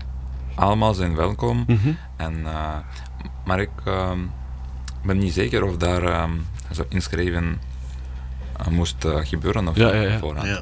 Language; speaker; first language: Dutch; non-native, fluent; Ukrainian